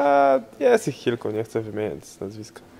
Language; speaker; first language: Polish; native; Polish